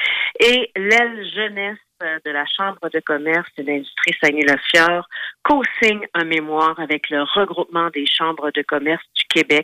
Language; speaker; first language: French; native; French